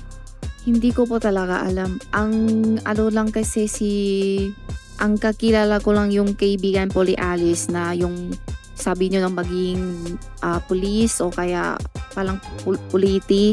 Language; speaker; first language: Filipino; non-native, learner; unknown